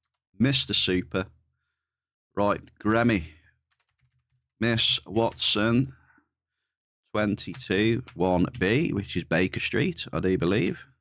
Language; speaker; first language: English; native; English